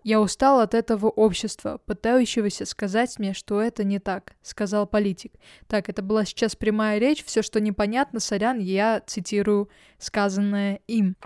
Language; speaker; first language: Russian; native; Russian